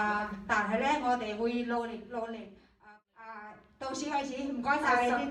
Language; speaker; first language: Cantonese; non-native, fluent; Thai